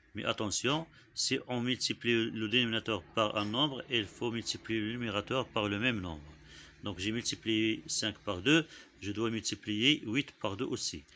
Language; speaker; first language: French; non-native, local second language; Arabic